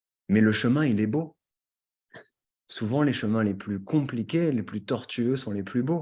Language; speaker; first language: French; native; French